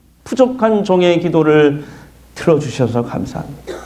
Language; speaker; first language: Korean; native; Korean